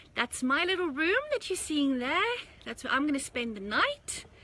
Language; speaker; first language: English; native; English